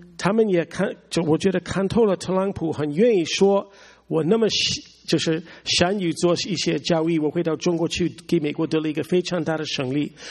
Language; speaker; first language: Chinese; non-native, fluent; English